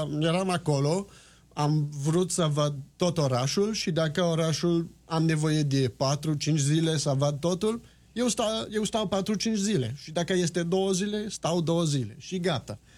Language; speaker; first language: Romanian; non-native, fluent; French